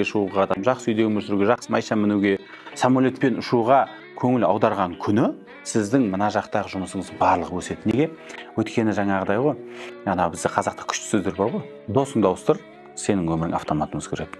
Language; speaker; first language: Kazakh; native; Kazakh